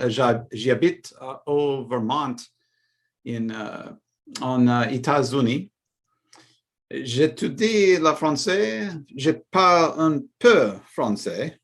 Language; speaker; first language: French; non-native, learner; English